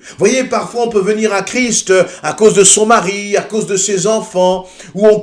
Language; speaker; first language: French; native; French